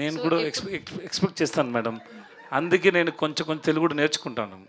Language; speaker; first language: Telugu; non-native, learner; Tamil